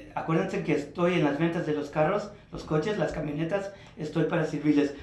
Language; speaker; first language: Spanish; early bilingual, heritage; Spanish